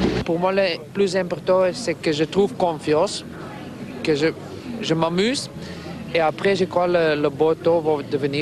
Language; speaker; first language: French; non-native, fluent; Dutch